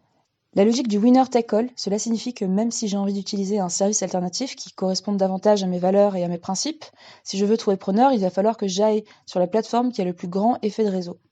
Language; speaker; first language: French; native; French